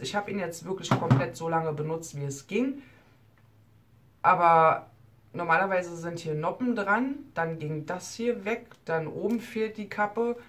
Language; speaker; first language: German; native; German